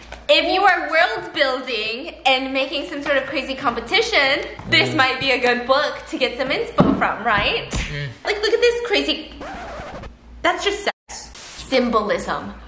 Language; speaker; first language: English; early bilingual, other home language; Korean